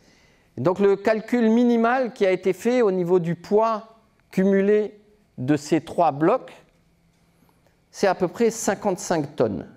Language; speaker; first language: French; native; French